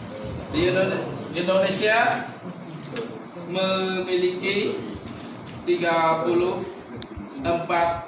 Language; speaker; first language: Indonesian; non-native, learner; Khmer